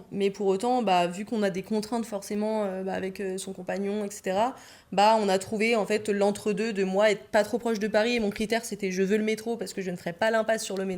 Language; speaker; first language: French; native; French